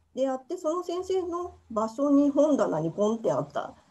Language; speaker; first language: Japanese; native; Japanese